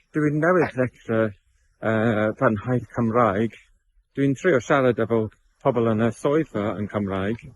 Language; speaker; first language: Welsh; non-native, learner; English